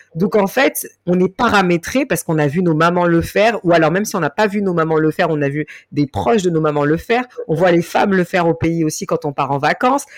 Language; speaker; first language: French; native; French